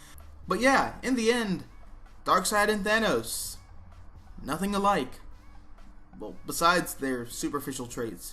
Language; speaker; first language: English; native; English